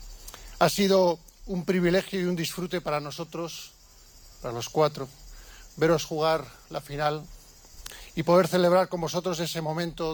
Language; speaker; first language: Spanish; native; Spanish